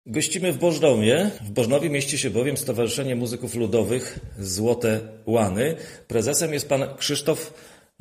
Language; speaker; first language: Polish; native; Polish